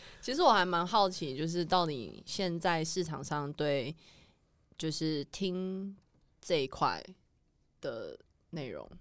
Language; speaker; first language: Chinese; native; Chinese